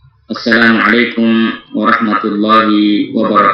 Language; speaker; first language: Arabic; non-native, fluent; Indonesian